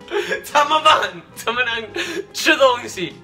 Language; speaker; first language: Chinese; non-native, fluent; Spanish